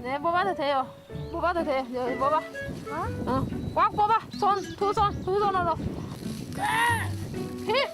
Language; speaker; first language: Korean; non-native, learner; Vietnamese